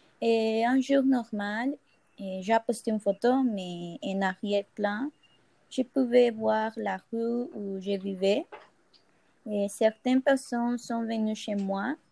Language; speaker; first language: French; non-native, fluent; Spanish